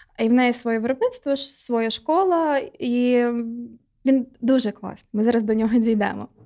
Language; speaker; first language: Ukrainian; non-native, local second language; Russian